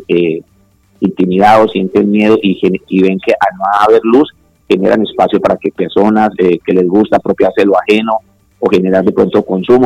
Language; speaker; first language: Spanish; native; Spanish